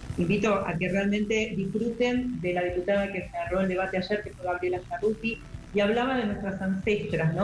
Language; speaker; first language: Spanish; native; Spanish